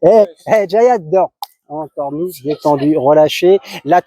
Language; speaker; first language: French; native; French